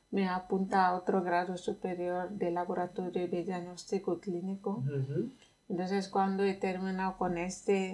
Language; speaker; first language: Spanish; non-native, fluent; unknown